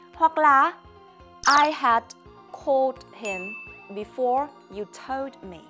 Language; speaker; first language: English; non-native, fluent; Vietnamese